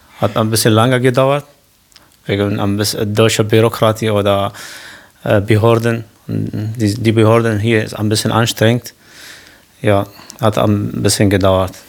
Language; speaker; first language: German; non-native, learner; Kurdish